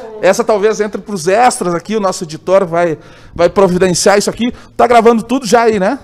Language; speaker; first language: Portuguese; native; Portuguese